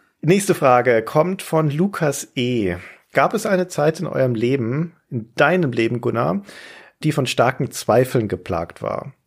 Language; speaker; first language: German; native; German